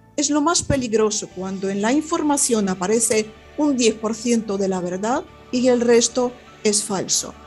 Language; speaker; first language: Spanish; non-native, fluent; Russian